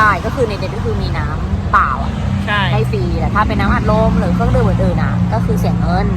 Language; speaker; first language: Thai; native; Thai